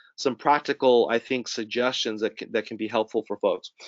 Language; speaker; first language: English; native; English